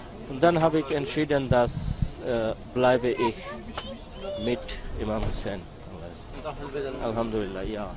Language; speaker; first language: German; non-native, learner; Bangla